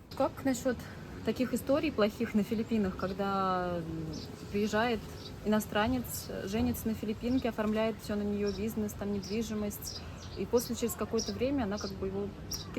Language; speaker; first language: Russian; native; Russian